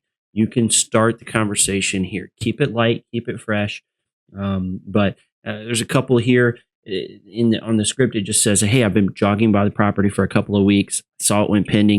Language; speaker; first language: English; native; English